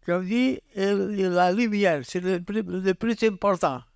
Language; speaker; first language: French; non-native, learner; Catalan